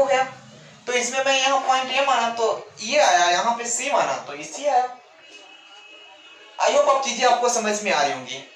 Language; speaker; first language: Hindi; native; Hindi